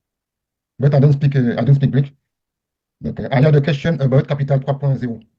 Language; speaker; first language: English; non-native, learner; French